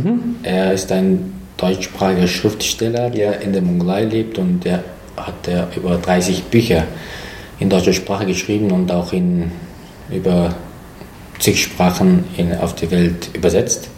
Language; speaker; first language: German; non-native, fluent; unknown